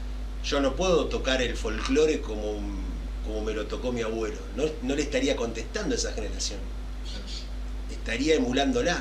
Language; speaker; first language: Spanish; native; Spanish